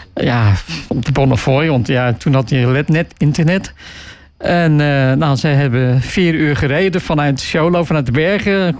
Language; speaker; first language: Dutch; non-native, fluent; English